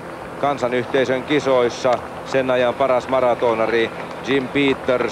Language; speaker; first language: Finnish; native; Finnish